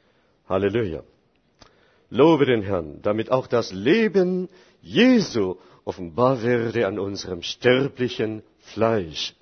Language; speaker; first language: German; non-native, fluent; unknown